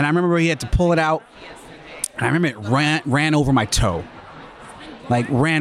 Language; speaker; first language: English; native; English